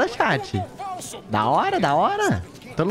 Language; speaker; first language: Portuguese; native; Portuguese